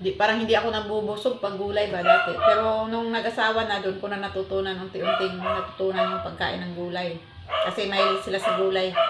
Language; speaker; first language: Filipino; non-native, local second language; Cebuano